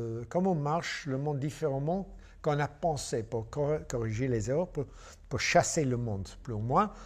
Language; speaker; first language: French; non-native, fluent; English